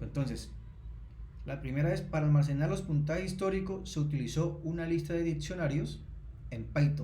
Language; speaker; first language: Spanish; native; Spanish